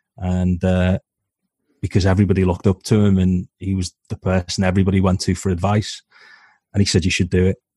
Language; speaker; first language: English; native; English